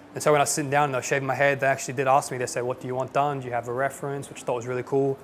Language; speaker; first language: English; native; English